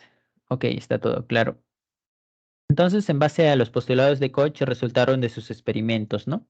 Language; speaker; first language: Spanish; native; Spanish